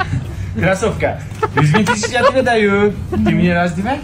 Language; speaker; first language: Russian; non-native, learner; Uzbek